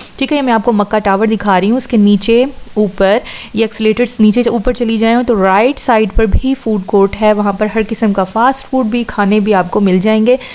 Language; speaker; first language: Urdu; non-native, local second language; Punjabi